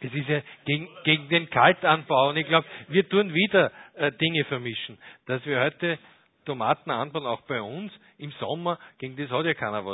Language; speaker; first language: German; native; German